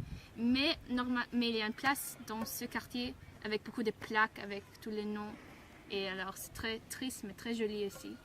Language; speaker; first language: French; non-native, learner; English